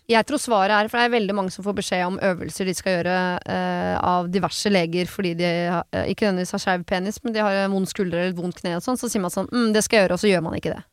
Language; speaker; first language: Norwegian; native; Norwegian